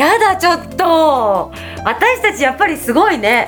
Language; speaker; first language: Japanese; native; Japanese